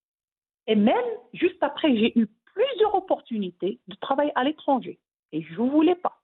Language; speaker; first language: French; non-native, local second language; Arabic